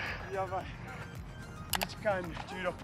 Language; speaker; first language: Japanese; non-native, learner; English